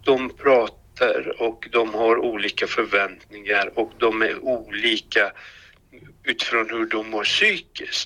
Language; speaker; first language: Swedish; non-native, fluent; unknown